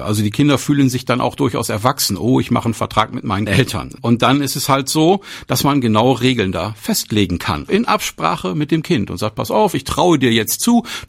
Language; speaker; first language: German; native; German